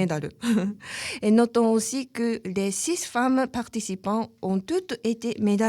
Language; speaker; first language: French; non-native, fluent; Japanese